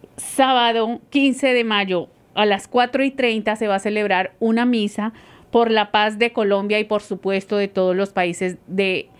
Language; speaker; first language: Spanish; native; Spanish